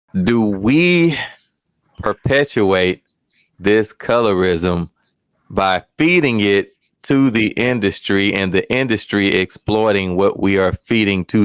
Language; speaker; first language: English; native; English